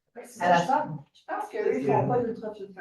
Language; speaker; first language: French; native; French